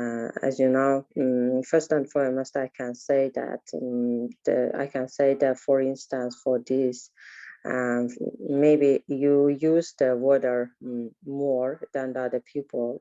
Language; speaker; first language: English; non-native, learner; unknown